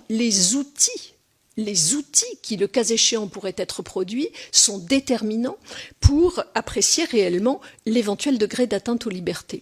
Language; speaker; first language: French; native; French